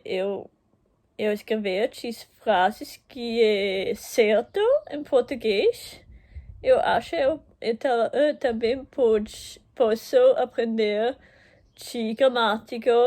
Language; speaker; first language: Portuguese; non-native, learner; German